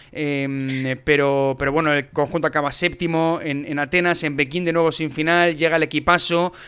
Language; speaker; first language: Spanish; native; Spanish